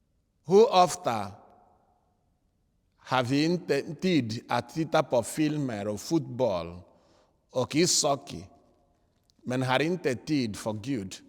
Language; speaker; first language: Swedish; non-native, fluent; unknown